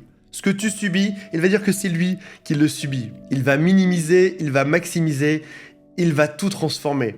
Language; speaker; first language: French; native; French